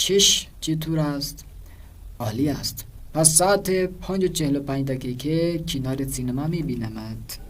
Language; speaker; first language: Persian; non-native, fluent; Urdu